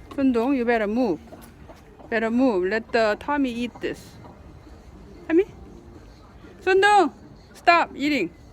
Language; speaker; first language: English; non-native, fluent; Korean